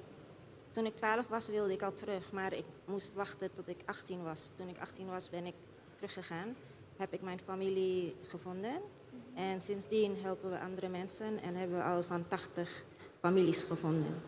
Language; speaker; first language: Dutch; early bilingual, other home language; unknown